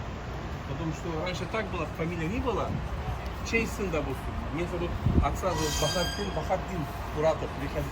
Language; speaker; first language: Russian; non-native, learner; Turkish